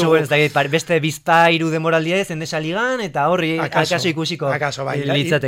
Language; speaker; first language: Basque; native; Basque